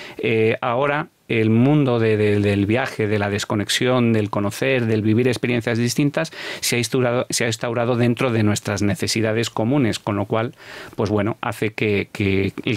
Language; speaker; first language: Spanish; native; Spanish